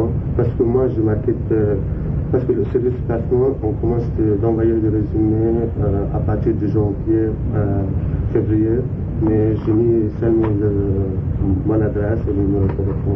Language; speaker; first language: French; non-native, learner; Arabic